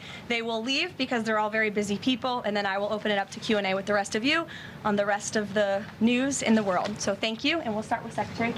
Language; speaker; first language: English; native; English